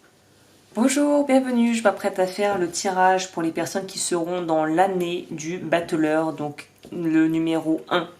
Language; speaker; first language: French; native; French